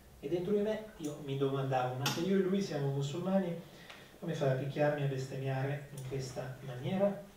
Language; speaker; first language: Italian; native; Italian